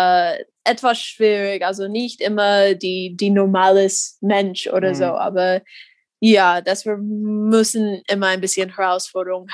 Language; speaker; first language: German; non-native, fluent; English